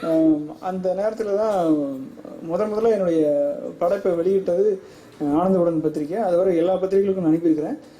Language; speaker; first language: Tamil; native; Tamil